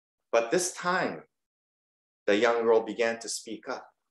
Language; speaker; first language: English; early bilingual, other home language; Japanese